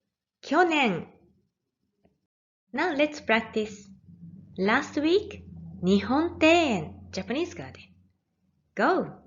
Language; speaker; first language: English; non-native, fluent; Japanese